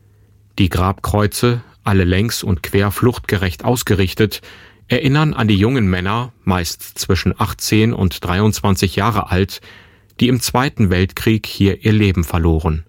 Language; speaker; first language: German; native; German